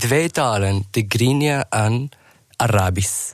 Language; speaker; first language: Dutch; non-native, learner; Arabic